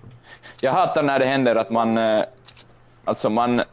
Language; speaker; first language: Swedish; non-native, local second language; Finnish